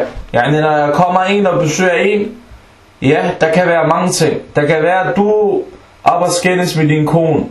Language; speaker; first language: Danish; non-native, local second language; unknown